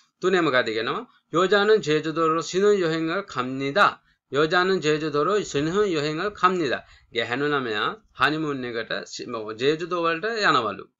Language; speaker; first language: Korean; non-native, fluent; Sinhala